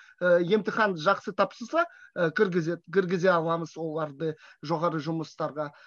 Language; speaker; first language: Kazakh; non-native, fluent; Russian